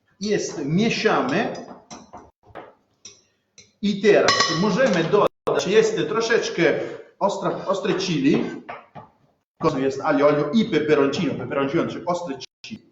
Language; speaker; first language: Polish; non-native, learner; Italian